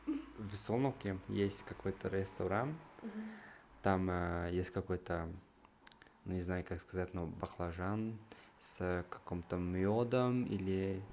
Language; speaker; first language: Russian; non-native, learner; Hungarian